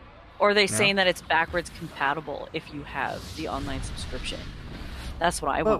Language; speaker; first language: English; native; English